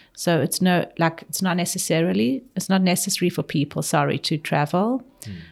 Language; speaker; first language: English; native; English